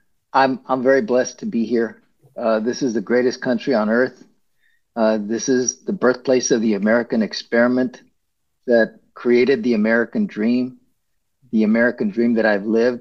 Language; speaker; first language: English; early bilingual, other home language; Spanish